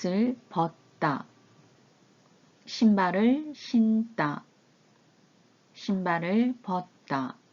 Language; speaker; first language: Korean; native; Korean